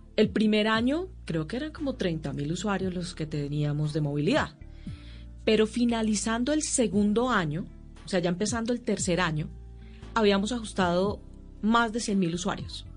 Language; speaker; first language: Spanish; native; Spanish